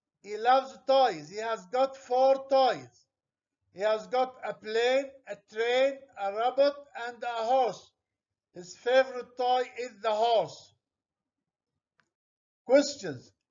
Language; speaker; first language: English; non-native, fluent; Arabic